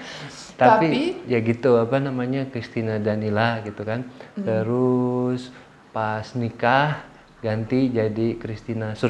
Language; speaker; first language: Indonesian; native; Indonesian